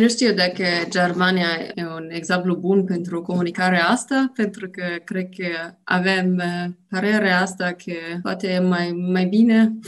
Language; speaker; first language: Romanian; non-native, learner; German